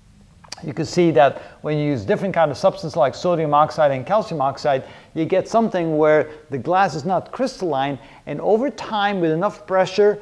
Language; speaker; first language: English; non-native, fluent; Dutch